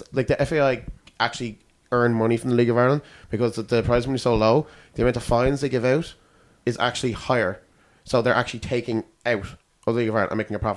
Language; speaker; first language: English; native; English